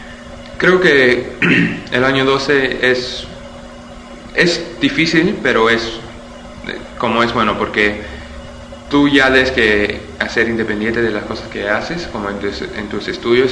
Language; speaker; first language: Spanish; early bilingual, heritage; Spanish